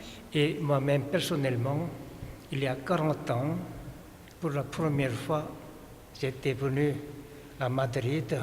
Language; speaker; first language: French; non-native, fluent; Korean